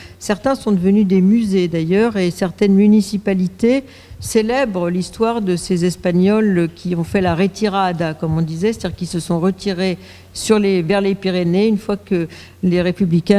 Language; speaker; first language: French; native; French